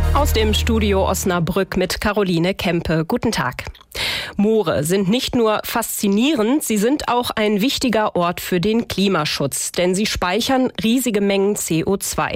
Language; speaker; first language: German; native; German